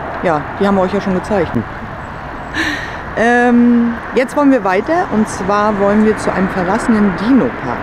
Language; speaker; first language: German; native; German